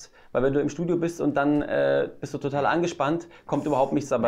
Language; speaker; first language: German; native; German